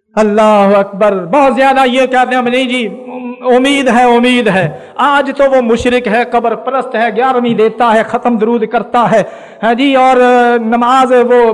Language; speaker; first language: Urdu; non-native, local second language; Punjabi